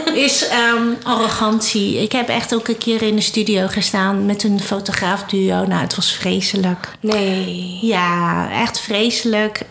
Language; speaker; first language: Dutch; early bilingual, other home language; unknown